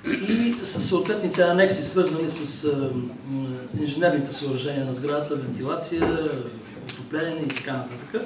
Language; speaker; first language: Bulgarian; native; Bulgarian